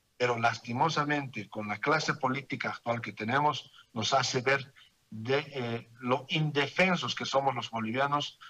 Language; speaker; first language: Spanish; native; Spanish